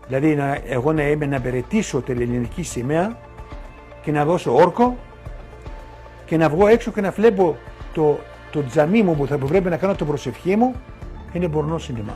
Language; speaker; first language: Greek; non-native, local second language; Turkish